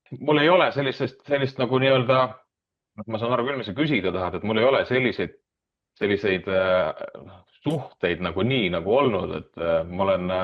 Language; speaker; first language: Estonian; native; Estonian